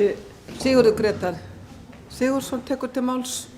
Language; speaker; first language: Icelandic; native; Icelandic